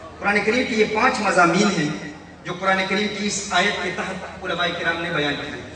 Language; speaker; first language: Urdu; early bilingual, heritage; Urdu